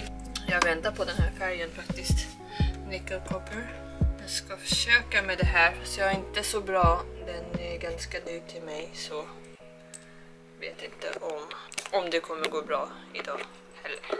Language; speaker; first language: Swedish; early bilingual, heritage; Korean